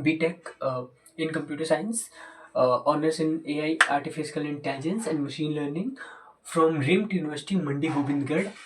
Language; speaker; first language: English; non-native, local second language; Hindi